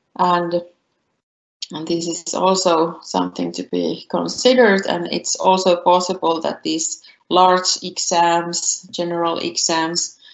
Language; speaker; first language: English; non-native, fluent; Finnish